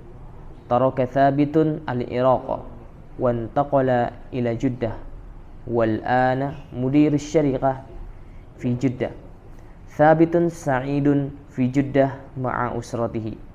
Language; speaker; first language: Arabic; non-native, fluent; Indonesian